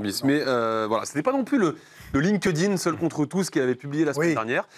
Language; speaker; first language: French; native; French